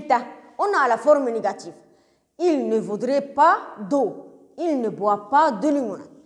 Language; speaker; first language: French; non-native, local second language; Arabic